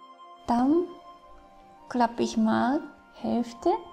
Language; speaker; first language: German; non-native, fluent; Japanese